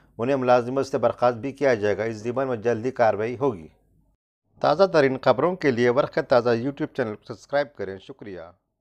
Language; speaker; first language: Urdu; native; Urdu